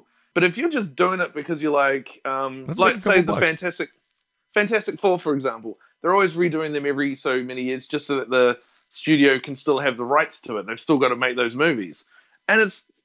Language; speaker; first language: English; native; English